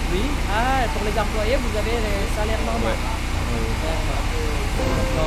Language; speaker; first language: French; non-native, fluent; Indonesian